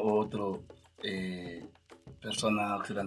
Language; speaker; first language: Spanish; non-native, learner; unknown